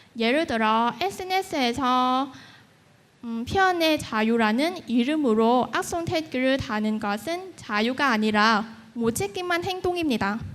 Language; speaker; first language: Korean; non-native, fluent; Vietnamese